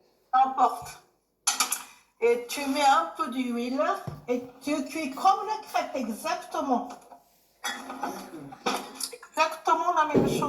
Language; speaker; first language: French; non-native, learner; Japanese